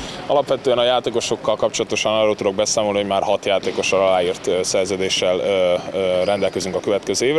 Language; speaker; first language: Hungarian; native; Hungarian